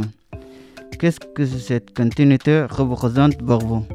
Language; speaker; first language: French; non-native, learner; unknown